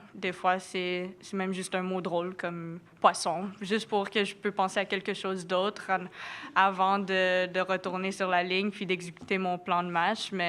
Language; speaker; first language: French; non-native, local second language; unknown